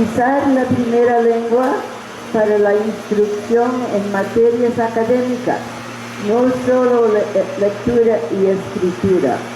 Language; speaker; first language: Spanish; non-native, fluent; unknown